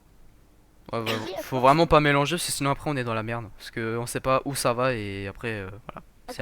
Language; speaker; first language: French; native; French